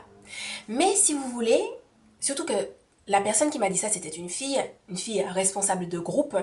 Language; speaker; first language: French; native; French